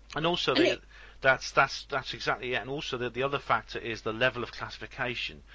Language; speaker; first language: English; native; English